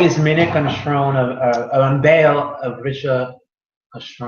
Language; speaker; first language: Irish; non-native, learner; English